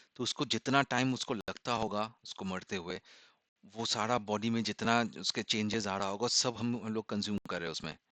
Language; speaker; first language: Hindi; non-native, local second language; Assamese